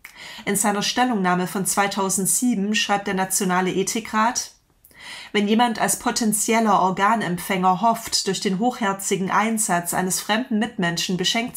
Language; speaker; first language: German; native; German